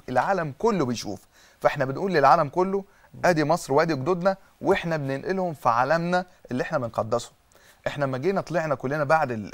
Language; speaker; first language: Arabic; native; Arabic